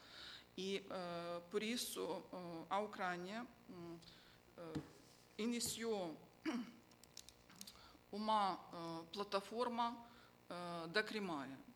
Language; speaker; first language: Portuguese; non-native, fluent; Ukrainian